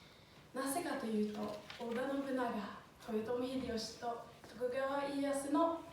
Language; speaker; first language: Japanese; non-native, fluent; Swedish